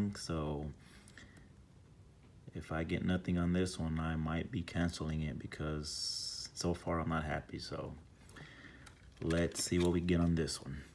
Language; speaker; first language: English; native; English